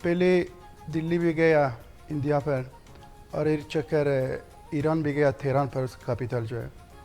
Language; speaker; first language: Hindi; non-native, learner; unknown